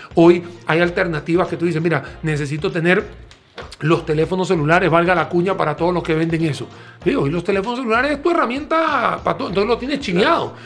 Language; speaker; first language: Spanish; native; Spanish